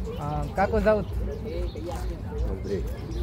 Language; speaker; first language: Russian; non-native, learner; Kannada